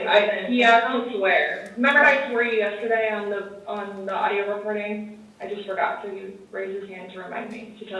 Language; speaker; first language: English; native; English